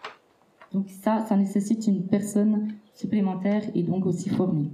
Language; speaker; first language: French; native; French